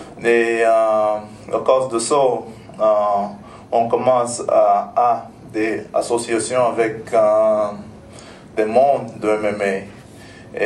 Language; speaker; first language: French; non-native, local second language; English